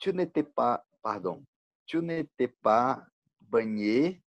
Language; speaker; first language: French; non-native, learner; Portuguese